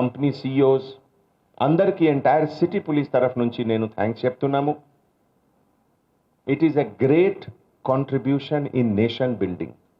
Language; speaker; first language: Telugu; non-native, learner; Hindi